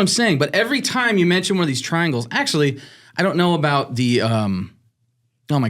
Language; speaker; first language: English; native; English